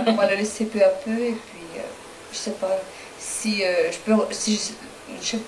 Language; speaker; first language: French; non-native, fluent; Spanish